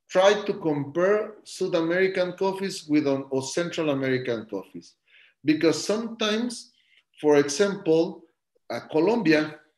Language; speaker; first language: English; non-native, learner; Spanish